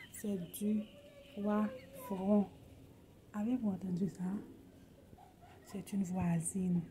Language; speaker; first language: French; non-native, local second language; Haitian Creole